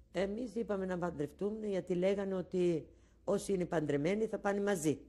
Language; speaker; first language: Greek; non-native, local second language; Ladino